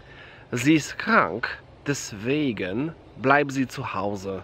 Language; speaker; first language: German; non-native, fluent; Polish